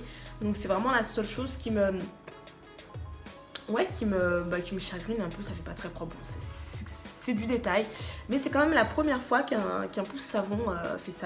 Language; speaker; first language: French; native; French